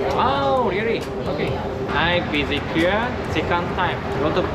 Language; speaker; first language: English; non-native, learner; Japanese